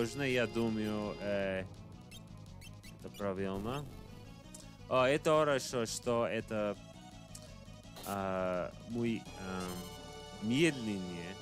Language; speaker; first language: Russian; non-native, learner; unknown